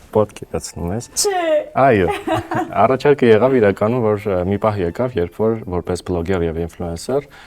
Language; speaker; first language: Armenian; native; Armenian